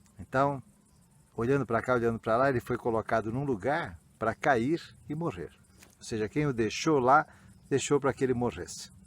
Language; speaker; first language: Portuguese; early bilingual, other home language; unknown